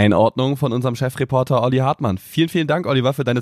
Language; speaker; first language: German; native; German